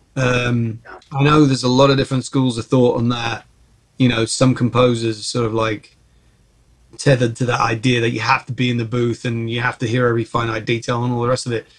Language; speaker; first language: English; early bilingual, other home language; Czech